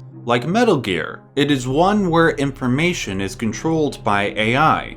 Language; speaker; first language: English; native; English